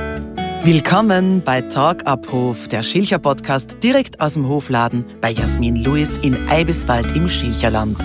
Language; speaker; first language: German; native; German